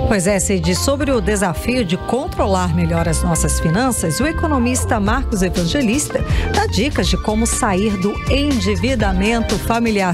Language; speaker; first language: Portuguese; native; Portuguese